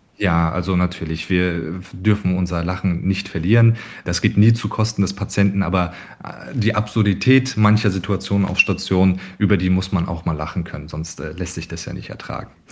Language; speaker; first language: German; early bilingual, other home language; Turkish